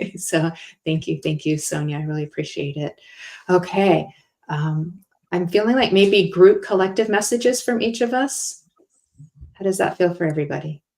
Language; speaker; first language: English; native; English